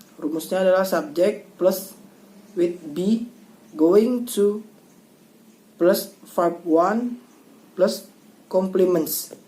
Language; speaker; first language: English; non-native, learner; Indonesian